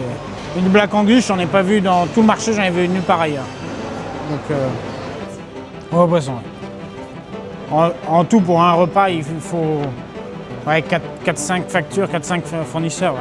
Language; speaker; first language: French; native; French